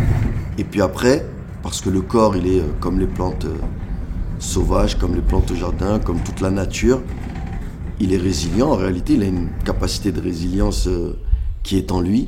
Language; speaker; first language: French; native; French